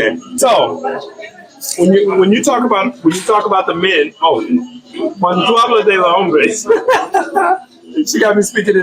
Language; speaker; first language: Spanish; non-native, learner; English